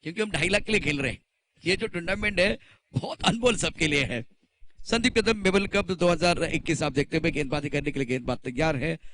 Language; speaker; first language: Hindi; non-native, local second language; Marathi